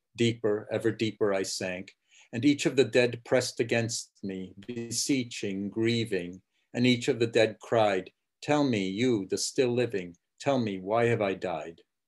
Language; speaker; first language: English; early bilingual, other home language; Czech